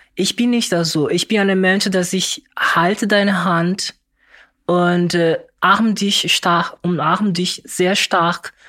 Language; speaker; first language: German; non-native, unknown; Portuguese